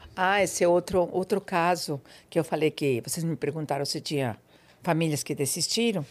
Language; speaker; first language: Portuguese; non-native, fluent; Spanish